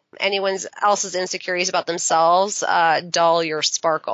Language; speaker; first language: English; native; English